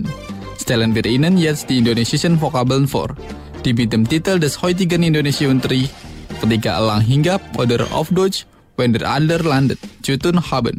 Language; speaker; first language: German; non-native, fluent; Indonesian